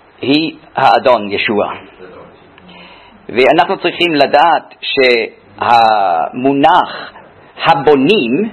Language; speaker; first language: Hebrew; non-native, fluent; German